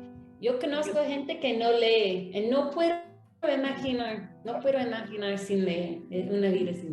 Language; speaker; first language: Spanish; non-native, fluent; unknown